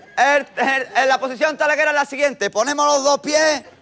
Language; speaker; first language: Spanish; native; Spanish